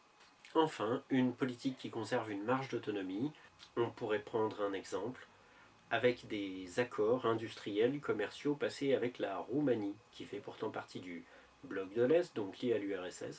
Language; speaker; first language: French; native; French